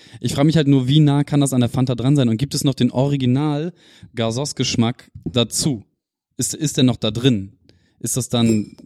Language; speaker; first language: German; native; German